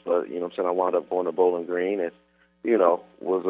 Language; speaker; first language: English; native; English